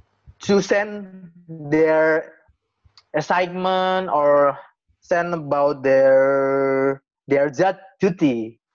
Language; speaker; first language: English; non-native, learner; Indonesian